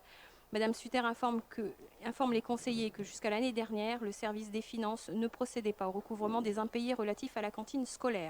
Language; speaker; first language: French; native; French